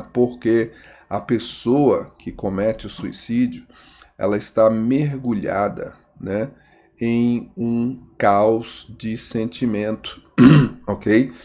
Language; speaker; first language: Portuguese; native; Portuguese